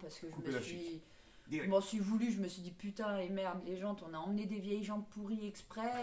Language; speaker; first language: French; native; French